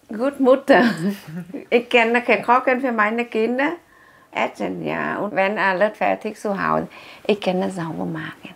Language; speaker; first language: German; non-native, learner; Vietnamese